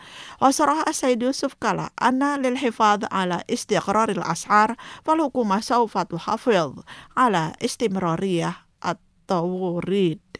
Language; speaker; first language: Arabic; non-native, fluent; Indonesian